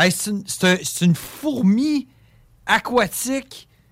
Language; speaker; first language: French; native; French